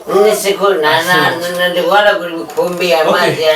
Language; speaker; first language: Kinyarwanda; native; Kinyarwanda